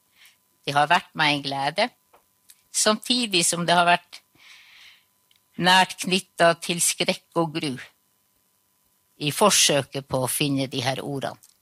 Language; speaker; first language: Norwegian; non-native, local second language; Northern Sami